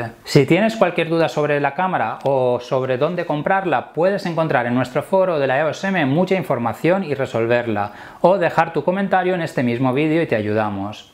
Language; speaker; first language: Spanish; native; Spanish